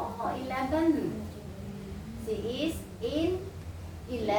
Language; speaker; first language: English; non-native, fluent; Indonesian